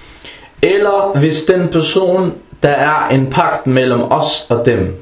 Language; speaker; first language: Danish; early bilingual, other home language; Arabic